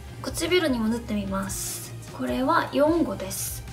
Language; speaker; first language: Japanese; non-native, fluent; Korean